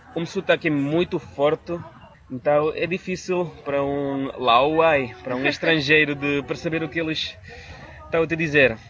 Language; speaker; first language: Portuguese; non-native, fluent; Catalan